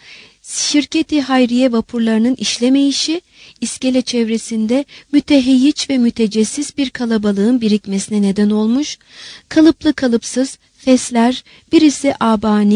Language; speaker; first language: Turkish; native; Turkish